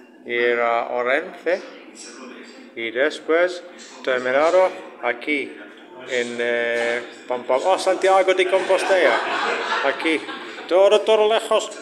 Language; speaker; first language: Spanish; non-native, learner; English